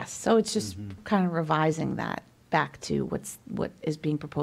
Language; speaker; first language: English; native; English